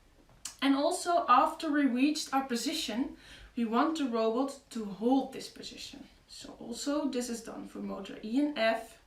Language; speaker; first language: English; non-native, fluent; Dutch